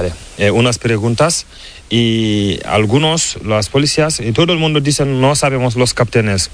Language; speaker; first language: Spanish; non-native, learner; Fula